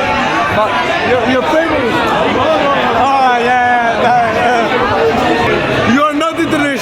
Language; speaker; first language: English; non-native, learner; Italian